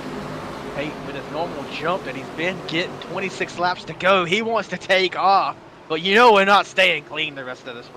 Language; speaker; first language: English; native; English